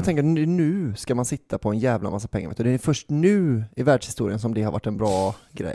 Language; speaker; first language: Swedish; native; Swedish